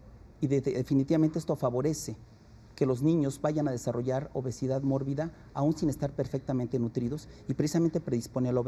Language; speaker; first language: Spanish; native; Spanish